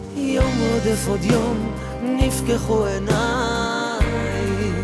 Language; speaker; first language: Hebrew; native; Hebrew